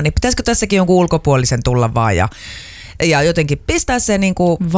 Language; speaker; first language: Finnish; native; Finnish